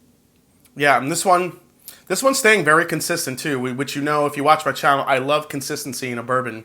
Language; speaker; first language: English; native; English